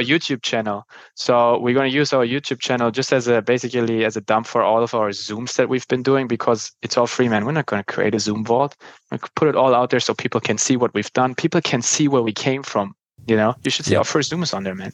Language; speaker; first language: English; non-native, fluent; German